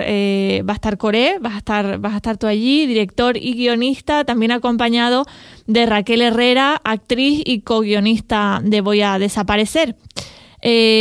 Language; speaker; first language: Spanish; native; Spanish